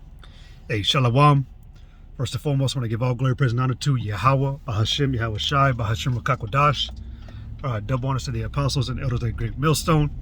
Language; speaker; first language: English; native; English